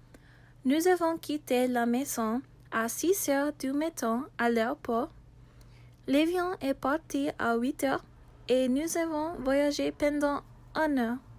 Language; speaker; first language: French; non-native, learner; English